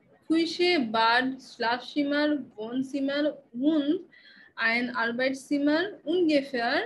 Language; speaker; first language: German; non-native, fluent; Bangla